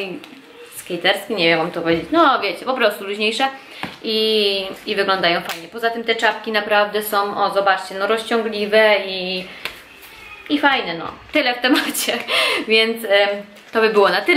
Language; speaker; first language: Polish; native; Polish